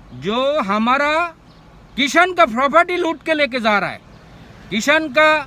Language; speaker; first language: Hindi; non-native, local second language; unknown